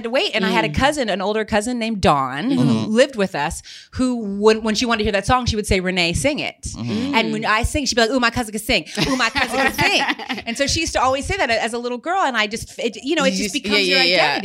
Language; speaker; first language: English; native; English